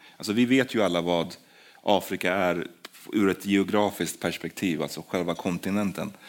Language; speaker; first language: Swedish; native; Swedish